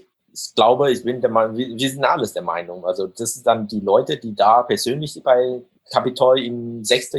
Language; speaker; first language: German; non-native, fluent; Vietnamese